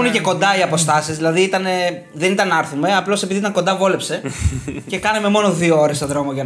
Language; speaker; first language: Greek; native; Greek